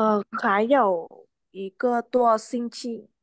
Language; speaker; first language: Chinese; non-native, learner; Vietnamese